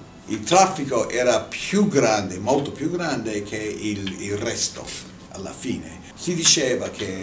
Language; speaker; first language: Italian; non-native, fluent; English